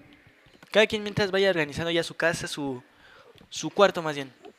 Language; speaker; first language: Spanish; native; Spanish